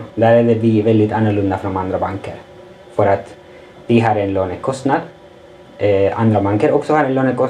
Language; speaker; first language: Swedish; non-native, fluent; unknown